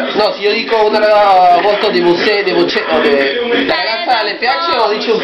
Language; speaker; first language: Italian; non-native, learner; Spanish